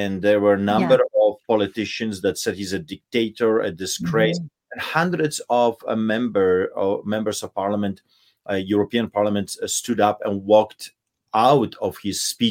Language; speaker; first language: English; non-native, fluent; Polish